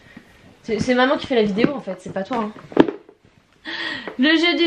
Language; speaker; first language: French; native; French